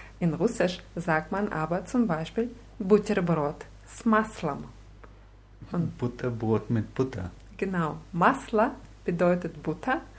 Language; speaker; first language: German; non-native, fluent; Russian